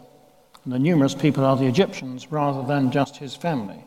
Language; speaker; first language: English; native; English